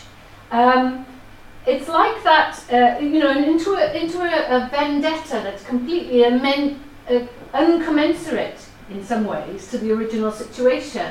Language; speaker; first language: English; non-native, local second language; Welsh